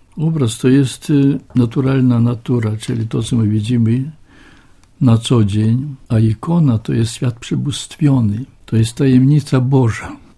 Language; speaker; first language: Polish; non-native, local second language; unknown